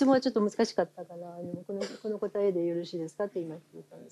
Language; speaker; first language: Japanese; non-native, fluent; French